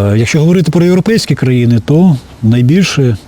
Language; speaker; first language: Ukrainian; native; Ukrainian